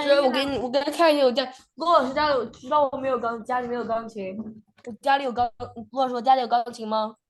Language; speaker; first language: Chinese; early bilingual, other home language; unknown